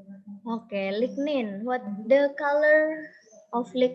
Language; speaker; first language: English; non-native, learner; Indonesian